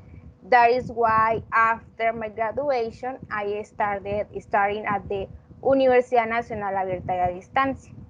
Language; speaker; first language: English; non-native, learner; Spanish